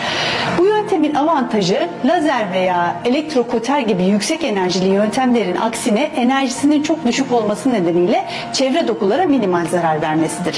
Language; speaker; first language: Turkish; native; Turkish